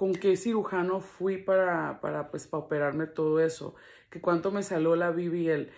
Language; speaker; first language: Spanish; early bilingual, heritage; Spanish